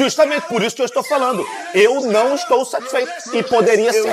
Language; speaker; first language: Portuguese; native; Portuguese